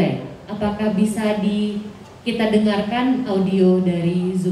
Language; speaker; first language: Indonesian; native; Indonesian